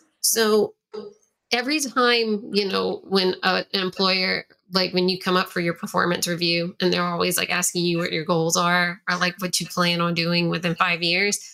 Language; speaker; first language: English; native; English